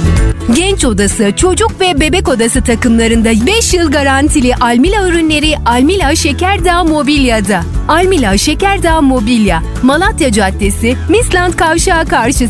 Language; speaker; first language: Turkish; native; Turkish